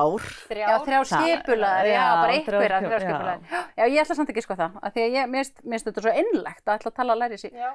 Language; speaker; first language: Icelandic; native; Icelandic